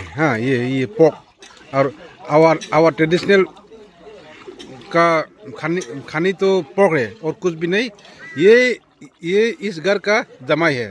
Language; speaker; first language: Hindi; non-native, local second language; Rongmei Naga